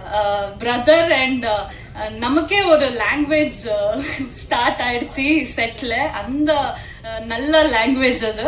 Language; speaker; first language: Tamil; non-native, learner; Kannada